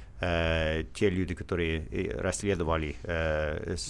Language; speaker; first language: Russian; non-native, fluent; English